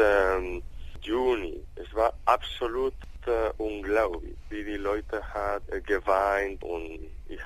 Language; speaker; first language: German; non-native, learner; Spanish